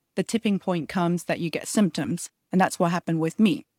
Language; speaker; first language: English; early bilingual, other home language; Chinese